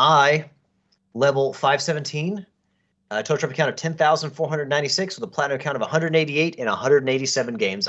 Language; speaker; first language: English; native; English